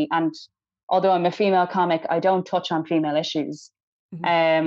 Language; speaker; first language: English; native; English